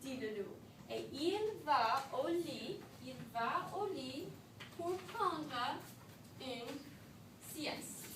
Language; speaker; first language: French; non-native, fluent; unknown